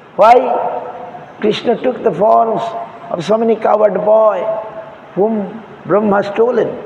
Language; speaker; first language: English; non-native, local second language; Bangla